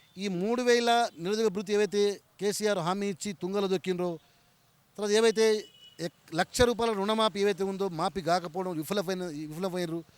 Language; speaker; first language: Telugu; non-native, local second language; Lambadi